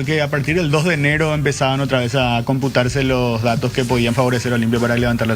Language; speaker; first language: Spanish; native; Spanish